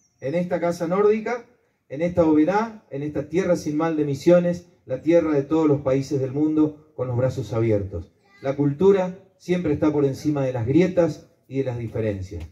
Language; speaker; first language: Spanish; native; Spanish